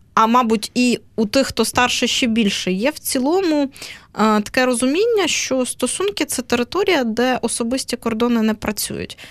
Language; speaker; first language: Ukrainian; native; Ukrainian